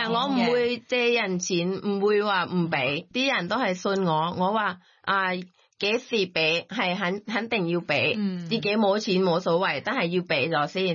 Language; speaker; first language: Cantonese; non-native, learner; Thai